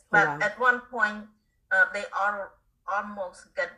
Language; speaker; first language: English; non-native, fluent; Khmer